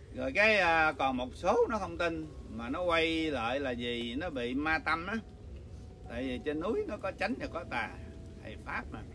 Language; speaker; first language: Vietnamese; early bilingual, other home language; English